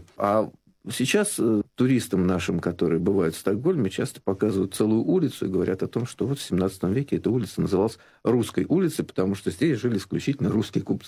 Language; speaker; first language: Russian; native; Russian